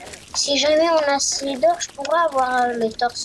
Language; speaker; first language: French; native; French